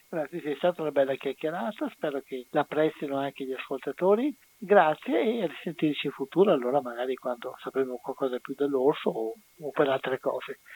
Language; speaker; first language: Italian; native; Italian